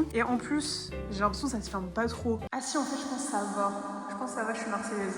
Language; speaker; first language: French; native; French